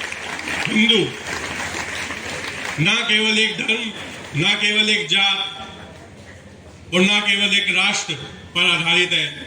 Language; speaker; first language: Hindi; native; Hindi